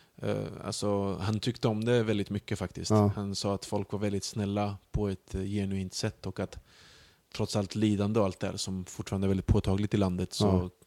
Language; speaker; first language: Swedish; early bilingual, other home language; Bosnian